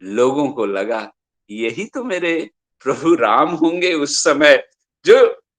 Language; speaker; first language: Hindi; non-native, local second language; Bangla